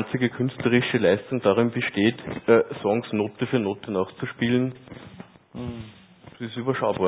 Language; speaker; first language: German; native; German